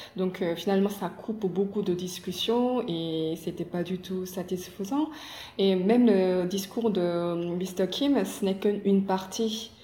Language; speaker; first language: French; non-native, fluent; Korean